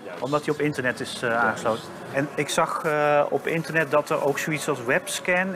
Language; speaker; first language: Dutch; native; Dutch